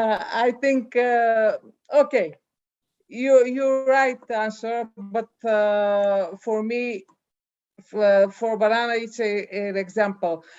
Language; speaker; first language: English; non-native, learner; Bulgarian